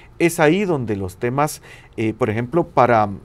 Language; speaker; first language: Spanish; native; Spanish